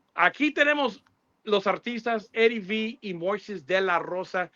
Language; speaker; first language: Spanish; early bilingual, other home language; English